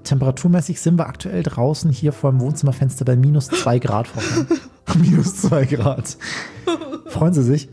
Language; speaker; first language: German; native; German